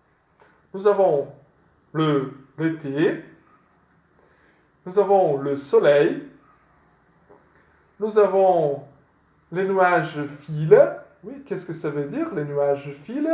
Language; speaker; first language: French; non-native, fluent; Portuguese